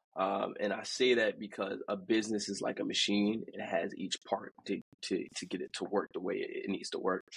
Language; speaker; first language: English; early bilingual, other home language; Haitian Creole